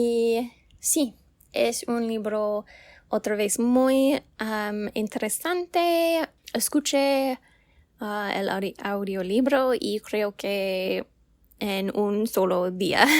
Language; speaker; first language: Spanish; non-native, learner; English